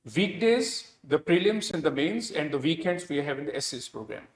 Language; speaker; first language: English; non-native, local second language; Punjabi